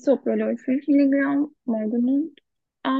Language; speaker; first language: German; non-native, learner; Turkish